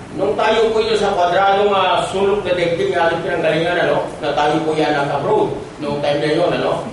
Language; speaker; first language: Filipino; non-native, local second language; Cebuano